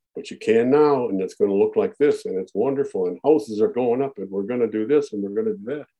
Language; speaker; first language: English; native; English